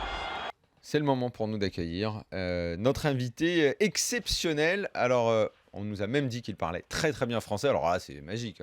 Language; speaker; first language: French; native; French